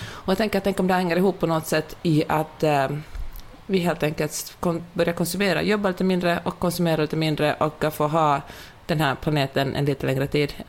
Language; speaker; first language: Swedish; native; Swedish